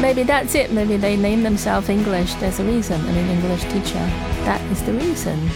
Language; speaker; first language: English; non-native, fluent; Chinese